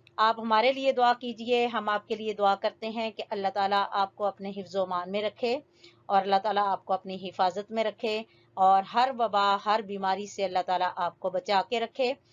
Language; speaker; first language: Urdu; native; Urdu